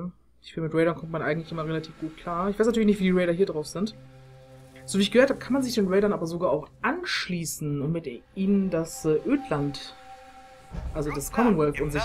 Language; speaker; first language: German; native; German